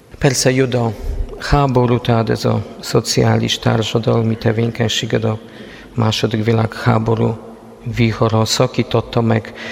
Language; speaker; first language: Hungarian; non-native, fluent; Polish